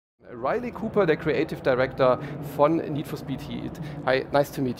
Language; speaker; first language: English; non-native, fluent; German